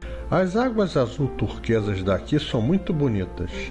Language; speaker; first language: Portuguese; native; Portuguese